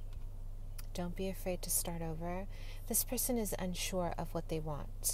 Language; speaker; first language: English; native; English